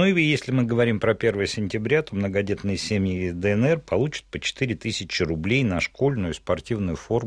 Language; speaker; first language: Russian; native; Russian